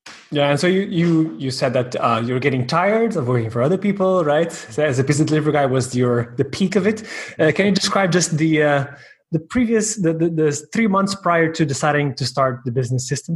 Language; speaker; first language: English; non-native, fluent; Portuguese